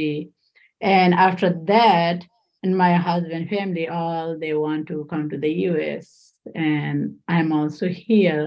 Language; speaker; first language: English; non-native, learner; Nepali